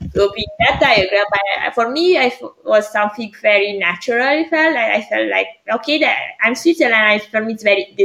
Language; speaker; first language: English; non-native, fluent; Greek